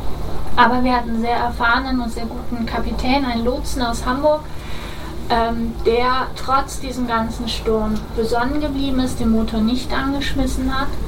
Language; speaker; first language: German; native; German